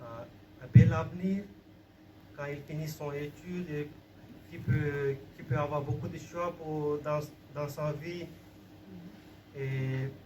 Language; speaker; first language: French; non-native, learner; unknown